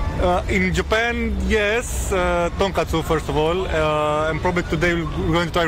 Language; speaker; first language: English; non-native, fluent; Romanian